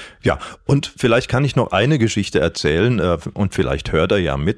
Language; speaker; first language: German; native; German